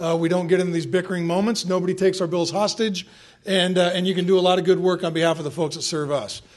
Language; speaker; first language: English; native; English